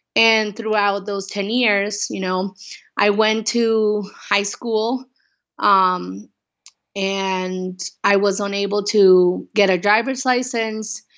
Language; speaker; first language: English; early bilingual, other home language; Spanish